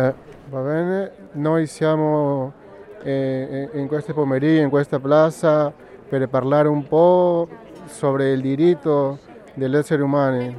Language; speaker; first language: Italian; non-native, learner; Spanish